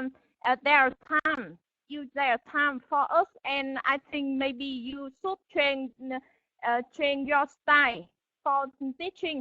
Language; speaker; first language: English; non-native, learner; Vietnamese